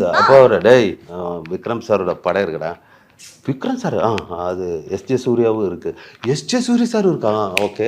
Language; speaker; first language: Tamil; non-native, learner; Malayalam